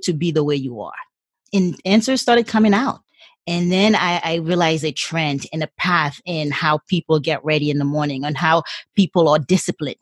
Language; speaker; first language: English; non-native, fluent; Haitian Creole